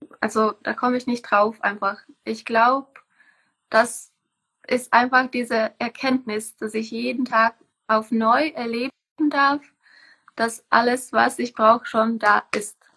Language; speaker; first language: German; non-native, fluent; Czech